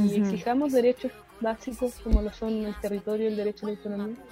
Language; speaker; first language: Spanish; native; Spanish